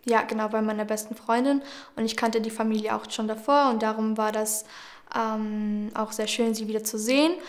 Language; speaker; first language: German; early bilingual, other home language; Georgian